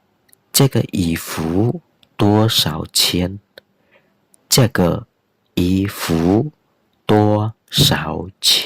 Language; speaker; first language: Chinese; non-native, fluent; Khmer